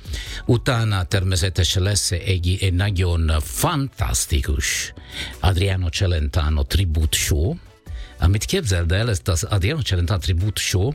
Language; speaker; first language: Hungarian; non-native, learner; Italian